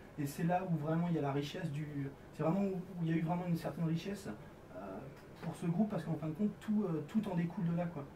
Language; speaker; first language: French; native; French